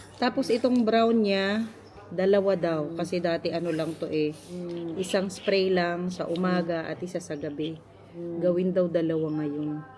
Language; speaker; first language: Filipino; non-native, local second language; Pampanga